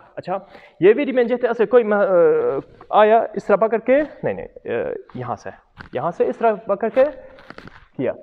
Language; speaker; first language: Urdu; non-native, learner; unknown